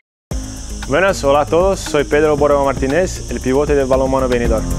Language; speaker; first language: Spanish; non-native, fluent; Portuguese